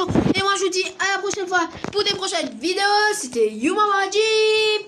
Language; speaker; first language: French; native; French